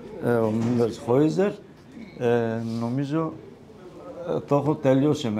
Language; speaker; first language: Greek; non-native, learner; Kurdish